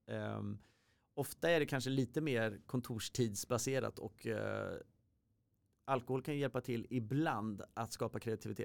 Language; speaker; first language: Swedish; native; Swedish